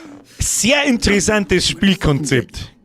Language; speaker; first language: German; native; German